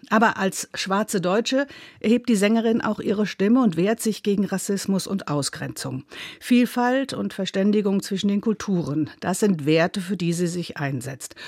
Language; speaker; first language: German; native; German